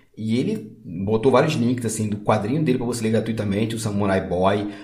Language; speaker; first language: Portuguese; native; Portuguese